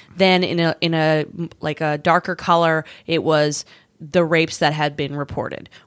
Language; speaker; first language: English; native; English